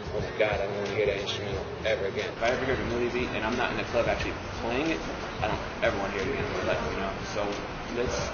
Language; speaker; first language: English; native; English